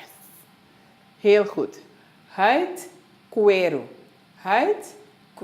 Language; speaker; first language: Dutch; non-native, local second language; Papiamento